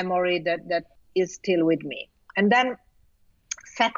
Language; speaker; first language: English; non-native, fluent; Italian